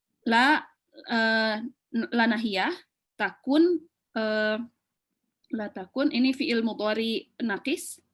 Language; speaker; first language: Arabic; non-native, learner; Indonesian